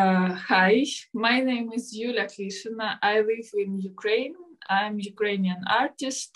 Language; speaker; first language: English; non-native, learner; Ukrainian